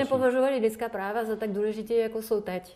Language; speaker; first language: Czech; non-native, fluent; French